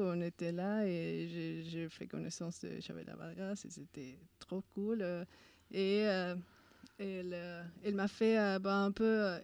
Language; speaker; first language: French; non-native, fluent; Spanish